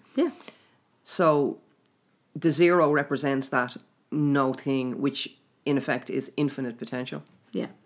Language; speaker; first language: English; native; English